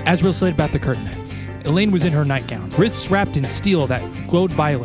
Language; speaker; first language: English; native; English